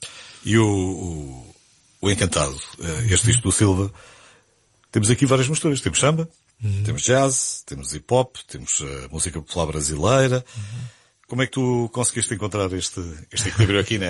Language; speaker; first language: Portuguese; native; Portuguese